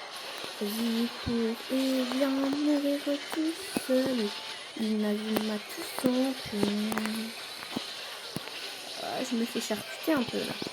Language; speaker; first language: French; native; French